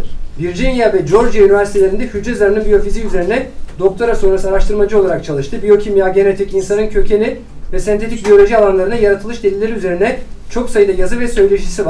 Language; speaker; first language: Turkish; native; Turkish